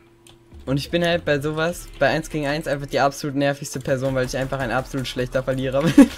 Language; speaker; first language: German; native; German